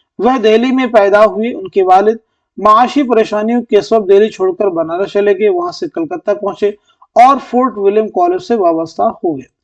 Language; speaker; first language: Urdu; native; Urdu